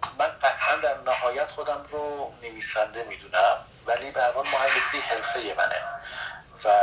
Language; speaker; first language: Persian; non-native, local second language; Kurdish